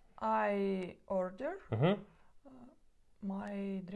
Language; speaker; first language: English; non-native, learner; Russian